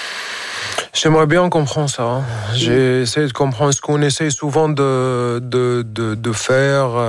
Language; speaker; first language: French; non-native, fluent; Arabic